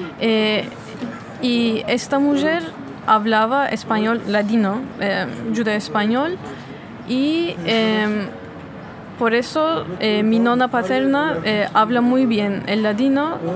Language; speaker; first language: Spanish; non-native, fluent; Turkish